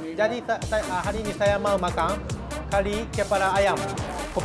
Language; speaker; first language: Indonesian; non-native, learner; Japanese